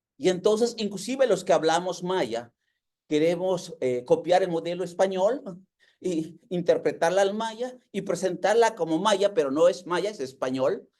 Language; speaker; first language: Spanish; non-native, local second language; Yucateco